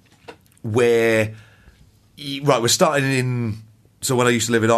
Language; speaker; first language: English; native; English